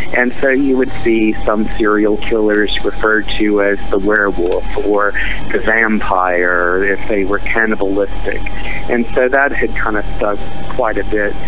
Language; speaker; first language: English; native; English